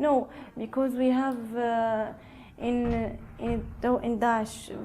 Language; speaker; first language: English; non-native, learner; Arabic